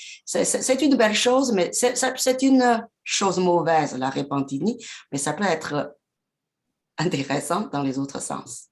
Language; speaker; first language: French; non-native, fluent; Chinese